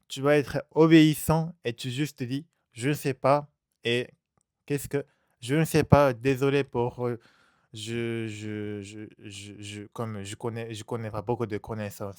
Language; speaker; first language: French; non-native, learner; Japanese